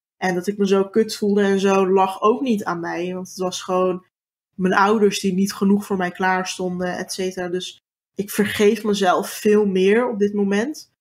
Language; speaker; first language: Dutch; early bilingual, other home language; Turkish